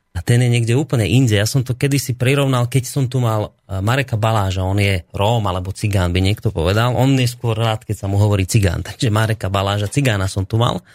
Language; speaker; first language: Slovak; native; Slovak